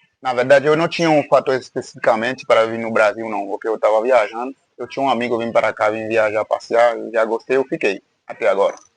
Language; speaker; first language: Portuguese; non-native, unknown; Haitian Creole